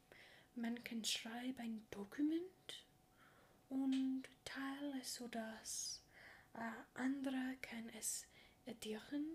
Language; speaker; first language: German; non-native, learner; English